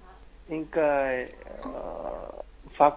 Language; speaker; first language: Chinese; non-native, learner; Korean